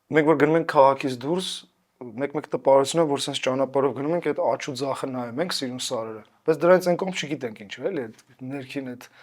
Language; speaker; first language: Armenian; native; Armenian